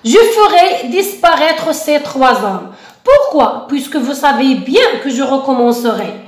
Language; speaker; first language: French; non-native, local second language; Arabic